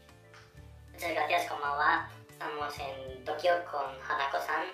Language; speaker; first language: Spanish; native; Spanish